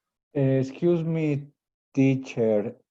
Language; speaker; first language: English; non-native, learner; Spanish